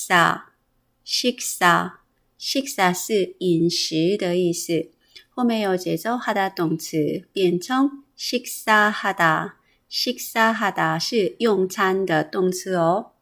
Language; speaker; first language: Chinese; non-native, fluent; Korean